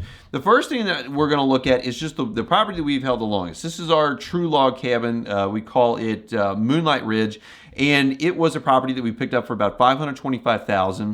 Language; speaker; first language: English; native; English